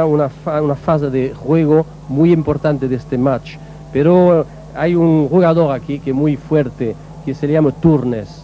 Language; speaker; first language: Spanish; non-native, learner; French